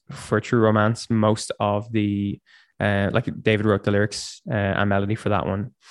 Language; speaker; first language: English; native; English